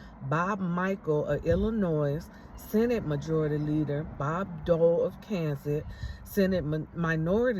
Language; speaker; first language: English; native; English